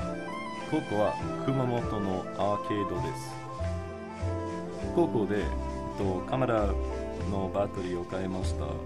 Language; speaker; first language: Japanese; non-native, learner; English